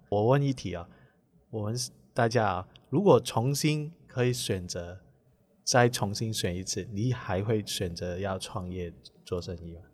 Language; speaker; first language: Chinese; non-native, local second language; Cantonese